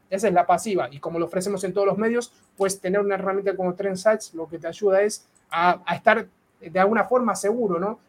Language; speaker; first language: Spanish; native; Spanish